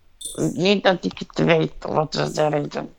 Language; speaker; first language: Dutch; non-native, fluent; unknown